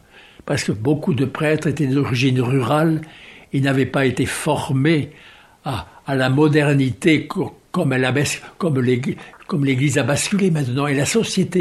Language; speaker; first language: French; native; French